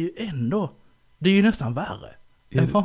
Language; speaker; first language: Swedish; native; Swedish